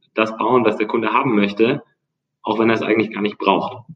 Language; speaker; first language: German; native; German